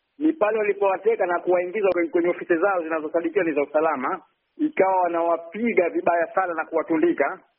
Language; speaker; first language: Swahili; native; Swahili